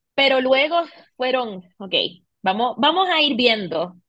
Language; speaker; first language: Spanish; native; Spanish